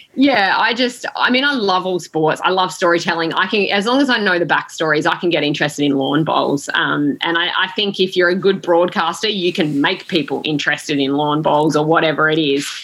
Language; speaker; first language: English; native; English